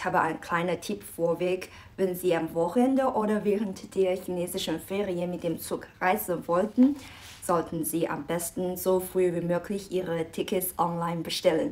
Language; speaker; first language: German; non-native, fluent; Chinese